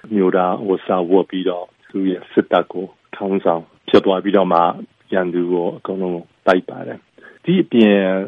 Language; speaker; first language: Burmese; non-native, local second language; Chinese